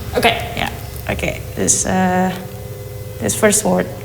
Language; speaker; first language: Dutch; non-native, learner; Indonesian